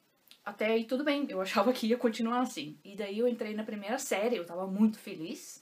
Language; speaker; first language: Portuguese; non-native, local second language; German